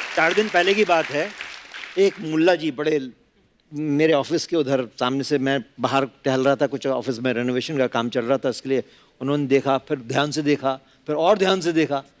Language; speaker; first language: Hindi; native; Hindi